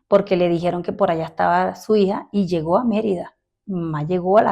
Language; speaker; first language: Spanish; native; Spanish